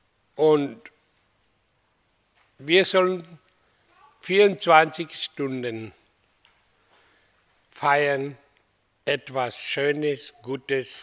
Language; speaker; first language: German; non-native, fluent; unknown